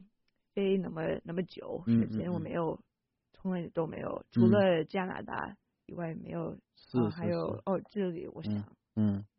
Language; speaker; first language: Chinese; non-native, fluent; English